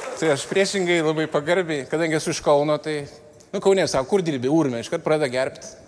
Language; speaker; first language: Lithuanian; native; Lithuanian